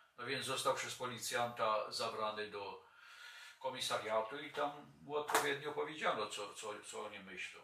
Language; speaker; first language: Polish; native; Polish